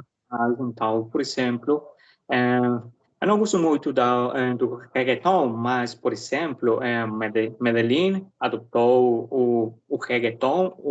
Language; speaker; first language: Portuguese; non-native, learner; Spanish